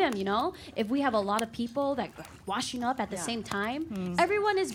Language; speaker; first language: English; non-native, fluent; Spanish